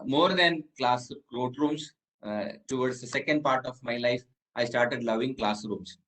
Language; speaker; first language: English; non-native, local second language; Malayalam